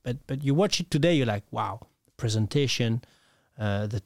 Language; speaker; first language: English; non-native, fluent; French